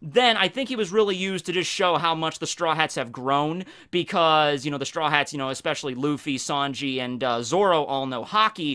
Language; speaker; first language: English; native; English